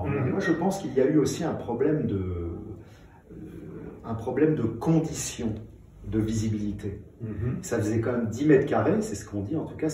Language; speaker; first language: French; native; French